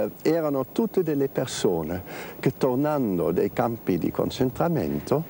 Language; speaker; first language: Italian; non-native, fluent; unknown